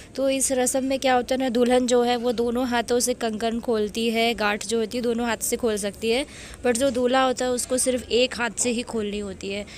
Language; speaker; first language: Hindi; native; Hindi